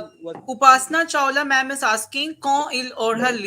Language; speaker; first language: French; non-native, fluent; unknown